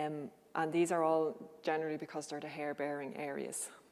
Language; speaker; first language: English; native; English